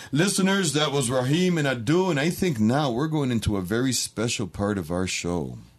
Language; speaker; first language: English; native; English